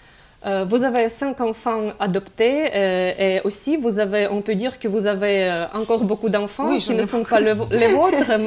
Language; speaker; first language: French; non-native, fluent; Russian